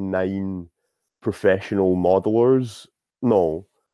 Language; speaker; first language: English; native; English